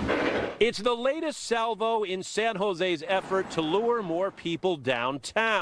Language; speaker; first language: English; native; English